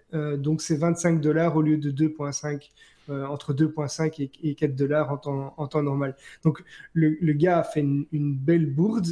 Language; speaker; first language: French; native; French